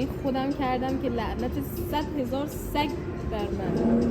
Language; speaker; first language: Persian; native; Persian